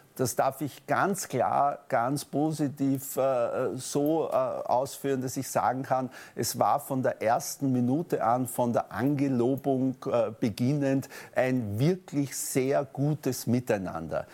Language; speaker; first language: German; native; German